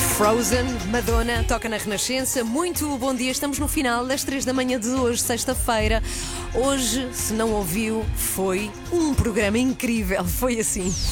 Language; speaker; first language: Portuguese; native; Portuguese